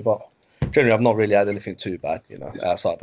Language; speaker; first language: English; native; English